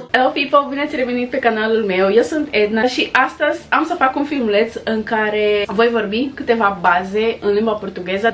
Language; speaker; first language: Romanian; non-native, fluent; Portuguese